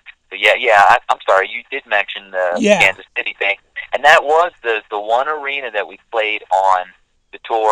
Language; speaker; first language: English; native; English